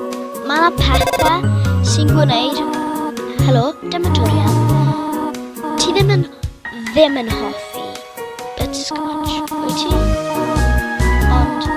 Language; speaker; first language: Welsh; non-native, local second language; English